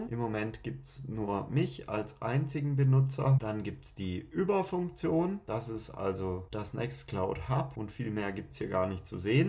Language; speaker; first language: German; native; German